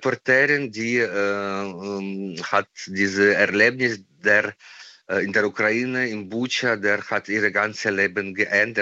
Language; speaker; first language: German; non-native, fluent; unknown